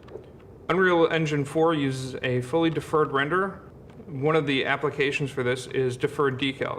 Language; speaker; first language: English; native; English